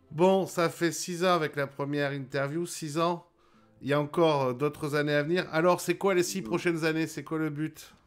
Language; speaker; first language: French; native; French